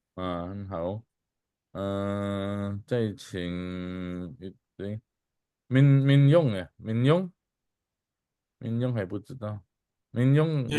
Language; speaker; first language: Chinese; non-native, fluent; Indonesian